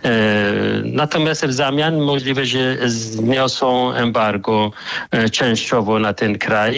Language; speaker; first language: Polish; non-native, fluent; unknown